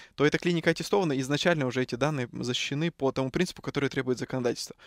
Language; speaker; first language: Russian; native; Russian